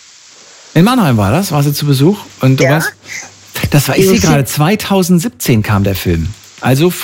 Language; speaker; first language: German; native; German